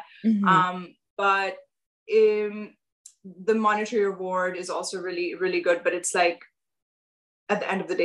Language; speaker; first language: English; non-native, local second language; Urdu